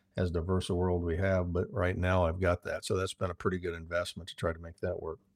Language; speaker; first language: English; native; English